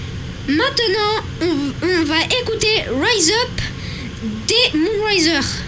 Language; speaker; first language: French; native; French